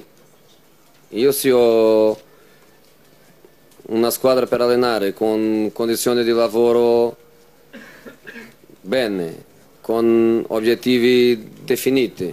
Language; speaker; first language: Italian; non-native, fluent; Portuguese